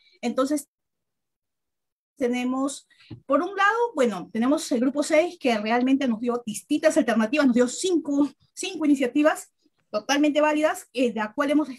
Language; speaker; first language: Spanish; native; Spanish